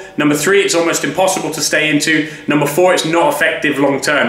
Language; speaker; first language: English; native; English